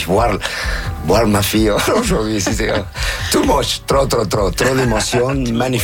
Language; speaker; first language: French; non-native, fluent; Spanish